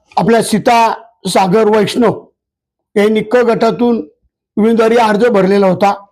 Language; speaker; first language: Marathi; native; Marathi